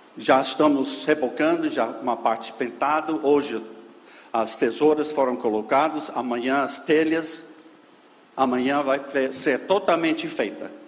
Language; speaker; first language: Portuguese; non-native, fluent; English